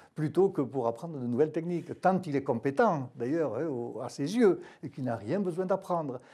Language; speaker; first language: French; native; French